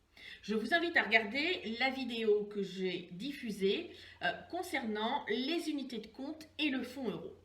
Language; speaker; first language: French; native; French